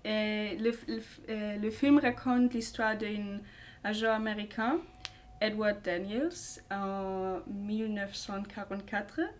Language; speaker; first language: French; non-native, learner; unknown